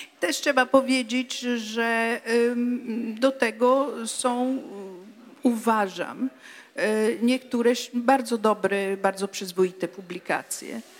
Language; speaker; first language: Polish; non-native, fluent; Italian